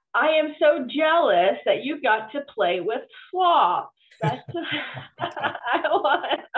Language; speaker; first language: English; native; English